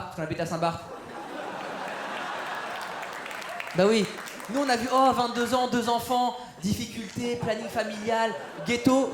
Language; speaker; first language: French; native; French